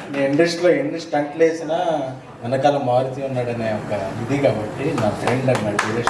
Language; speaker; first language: Telugu; native; Telugu